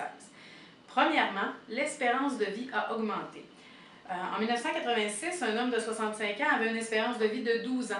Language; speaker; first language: French; native; French